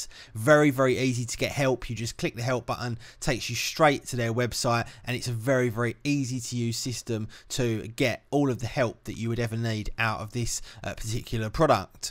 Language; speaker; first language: English; native; English